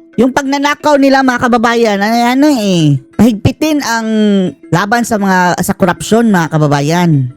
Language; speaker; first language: Filipino; native; Filipino